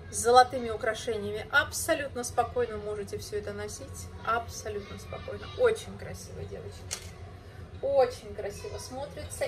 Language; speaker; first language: Russian; native; Russian